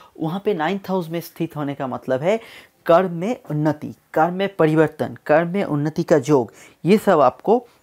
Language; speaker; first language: Hindi; non-native, local second language; Bangla